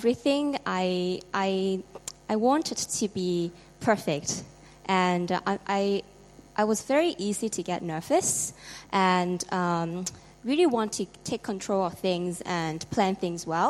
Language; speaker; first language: English; non-native, local second language; Cantonese